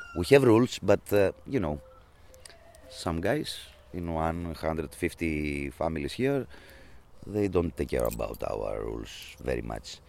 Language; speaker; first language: English; non-native, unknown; Greek